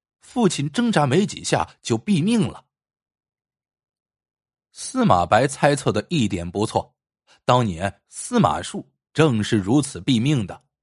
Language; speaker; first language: Chinese; native; Chinese